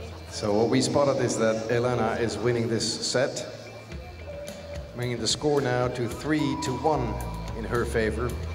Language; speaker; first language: English; non-native, fluent; Dutch